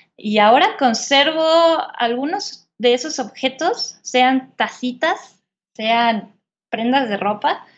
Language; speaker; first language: Spanish; native; Spanish